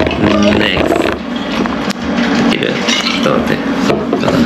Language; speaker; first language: Japanese; non-native, learner; Portuguese